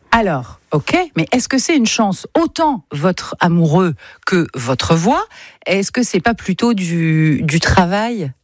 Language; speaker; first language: French; native; French